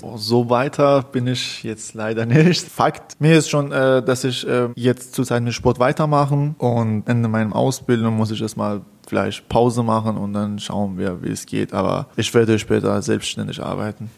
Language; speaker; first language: German; non-native, learner; Persian